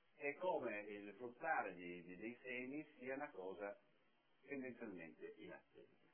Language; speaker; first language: Italian; native; Italian